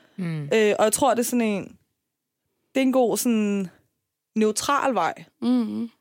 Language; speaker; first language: Danish; early bilingual, other home language; Persian